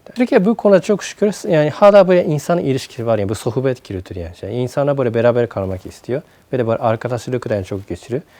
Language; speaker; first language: Turkish; non-native, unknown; Japanese